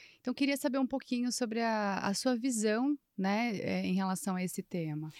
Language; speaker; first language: Portuguese; native; Portuguese